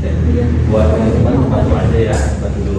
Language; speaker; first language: Indonesian; native; Indonesian